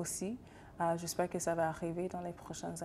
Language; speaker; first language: French; non-native, fluent; English